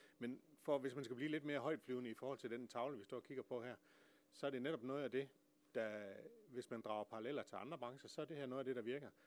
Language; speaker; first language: Danish; native; Danish